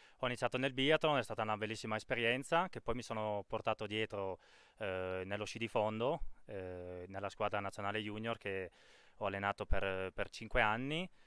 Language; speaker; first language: Italian; native; Italian